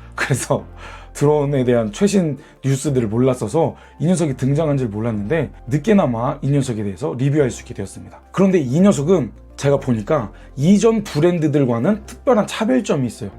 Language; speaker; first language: Korean; native; Korean